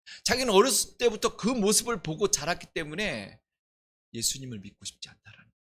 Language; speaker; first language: Korean; native; Korean